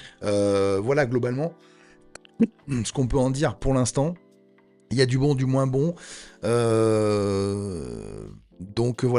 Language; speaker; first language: French; native; French